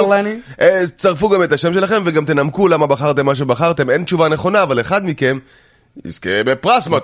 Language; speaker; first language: Hebrew; native; Hebrew